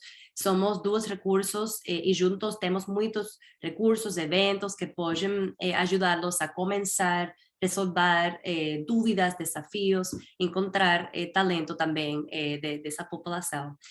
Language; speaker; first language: Portuguese; non-native, fluent; Spanish